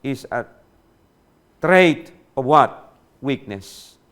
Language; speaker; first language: English; non-native, local second language; Hiligaynon